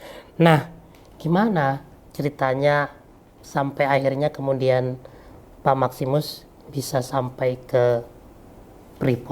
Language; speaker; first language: Malay; native; Malay